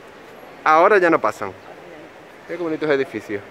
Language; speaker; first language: Spanish; native; Spanish